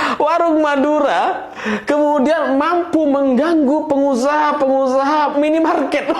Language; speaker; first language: Indonesian; non-native, local second language; Madurese